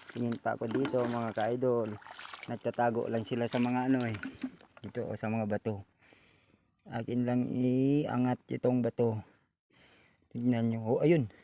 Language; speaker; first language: Filipino; non-native, local second language; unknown